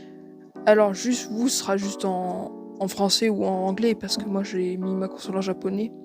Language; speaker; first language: French; native; French